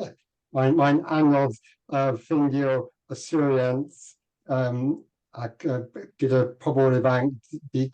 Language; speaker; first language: Welsh; non-native, learner; English